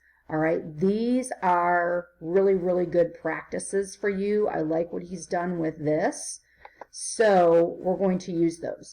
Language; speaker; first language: English; native; English